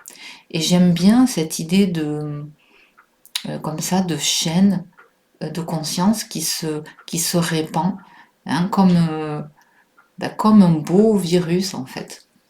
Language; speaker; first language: French; native; French